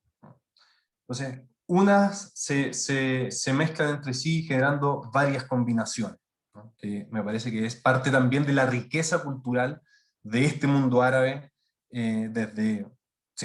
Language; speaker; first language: Spanish; native; Spanish